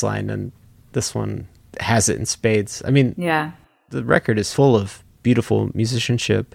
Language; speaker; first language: English; native; English